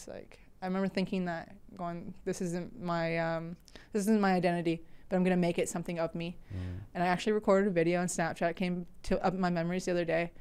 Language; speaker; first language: English; native; English